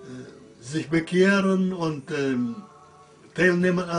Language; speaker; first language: German; early bilingual, heritage; German